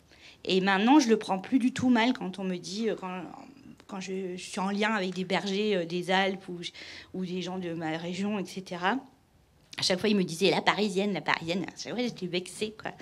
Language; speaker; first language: French; native; French